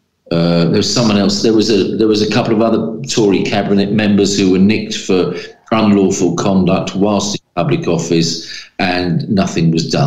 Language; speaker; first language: English; native; English